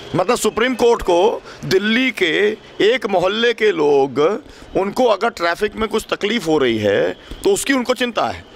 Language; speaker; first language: Hindi; native; Hindi